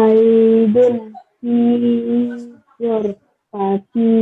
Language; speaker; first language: Arabic; non-native, learner; Indonesian